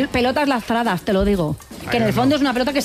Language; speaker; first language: Spanish; native; Spanish